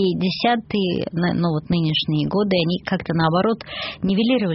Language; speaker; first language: Russian; native; Russian